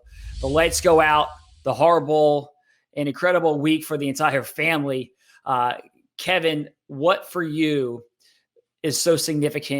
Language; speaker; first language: English; native; English